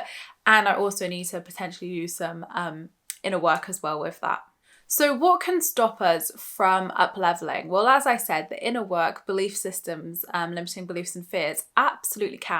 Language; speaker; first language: English; native; English